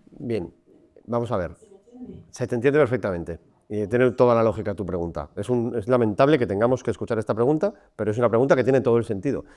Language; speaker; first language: Spanish; native; Spanish